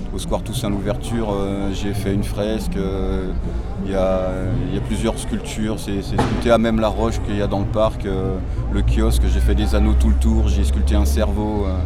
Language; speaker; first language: French; native; French